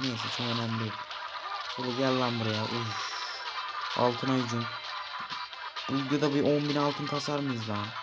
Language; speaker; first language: Turkish; native; Turkish